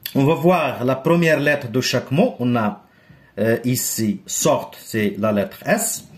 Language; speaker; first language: French; non-native, local second language; Arabic